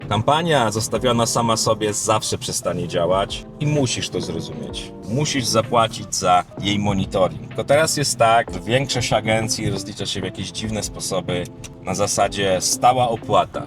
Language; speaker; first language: Polish; native; Polish